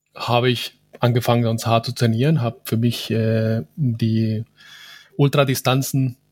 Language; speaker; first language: German; non-native, fluent; Spanish